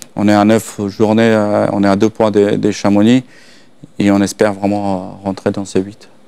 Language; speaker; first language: French; non-native, fluent; Slovak